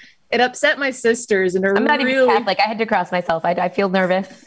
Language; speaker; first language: English; native; English